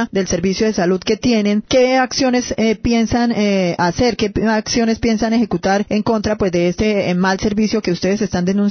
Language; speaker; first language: Spanish; native; Spanish